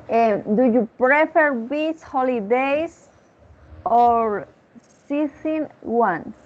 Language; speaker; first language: English; non-native, learner; Spanish